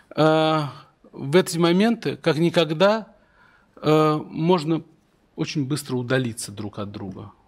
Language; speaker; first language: Russian; native; Russian